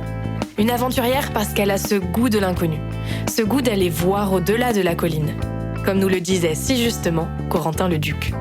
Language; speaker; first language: French; native; French